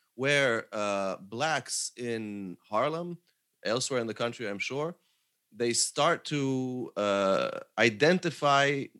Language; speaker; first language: English; non-native, fluent; Hebrew